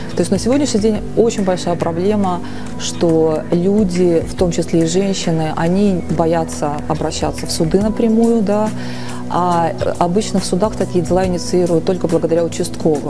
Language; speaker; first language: Russian; native; Russian